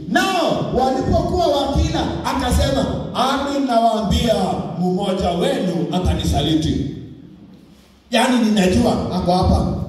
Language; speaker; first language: Swahili; non-native, local second language; Kalenjin